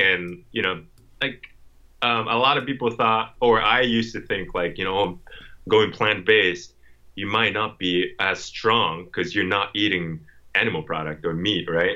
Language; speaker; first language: English; non-native, fluent; Japanese